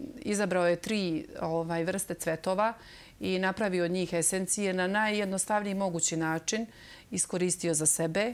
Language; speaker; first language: Serbian; native; Serbian